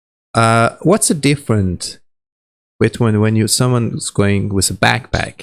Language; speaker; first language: English; non-native, learner; Persian